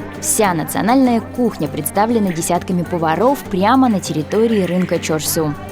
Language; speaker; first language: Russian; native; Russian